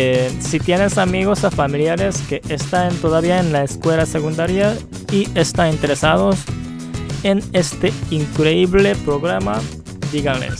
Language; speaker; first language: Spanish; non-native, fluent; Japanese